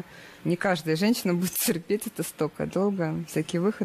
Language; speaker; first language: Russian; native; Russian